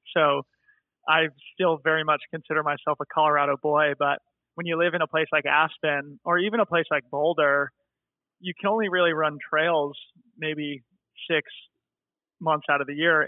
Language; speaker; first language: English; native; English